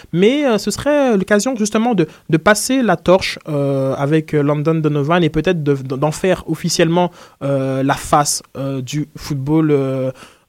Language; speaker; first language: French; native; French